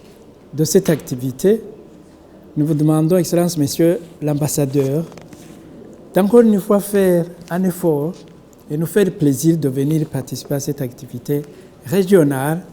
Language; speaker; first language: French; non-native, local second language; Rundi